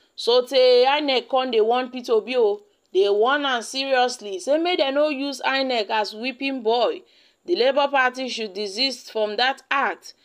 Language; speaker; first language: Nigerian Pidgin; native; Nigerian Pidgin